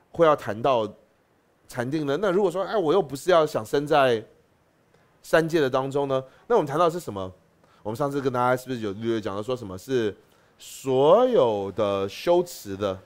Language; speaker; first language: Chinese; native; Chinese